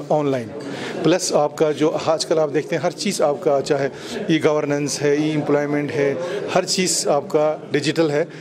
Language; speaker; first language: Hindi; non-native, local second language; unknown